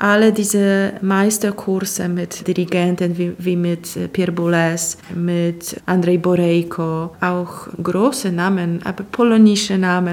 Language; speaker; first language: German; non-native, fluent; Polish